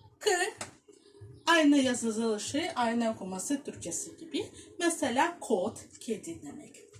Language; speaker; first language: Turkish; non-native, fluent; Russian